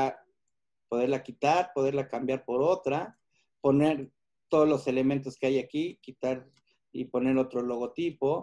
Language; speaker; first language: Spanish; native; Spanish